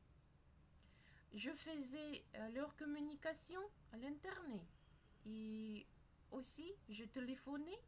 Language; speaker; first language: French; non-native, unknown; Russian